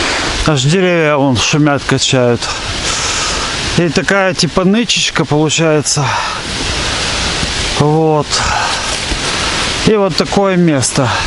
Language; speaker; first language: Russian; native; Russian